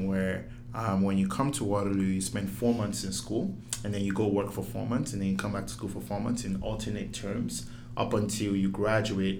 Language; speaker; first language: English; non-native, local second language; Yoruba